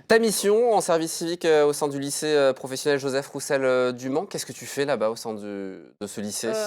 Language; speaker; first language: French; native; French